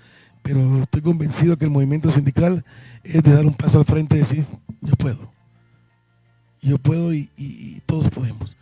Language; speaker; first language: Spanish; native; Spanish